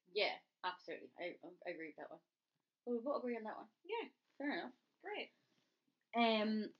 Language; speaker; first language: English; native; English